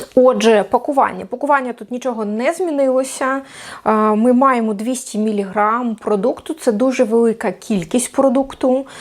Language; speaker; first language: Ukrainian; non-native, local second language; Russian